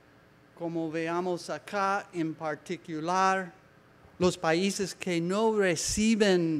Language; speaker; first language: Spanish; non-native, learner; English